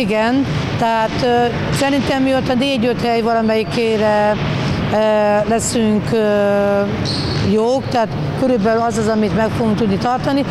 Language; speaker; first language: Hungarian; native; Hungarian